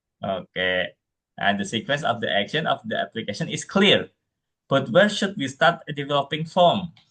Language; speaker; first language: English; non-native, fluent; Indonesian